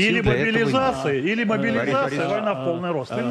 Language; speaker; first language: Russian; native; Russian